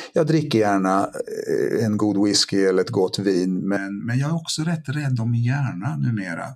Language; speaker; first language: Swedish; early bilingual, other home language; Polish